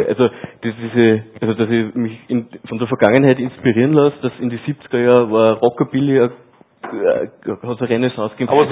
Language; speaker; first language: German; native; German